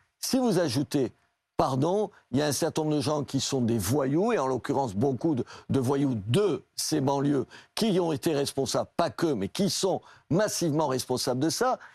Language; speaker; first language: French; native; French